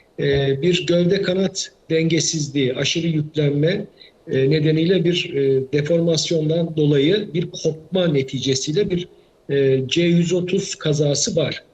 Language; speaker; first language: Turkish; native; Turkish